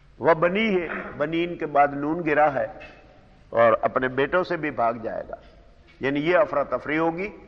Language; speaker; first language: Urdu; non-native, local second language; Punjabi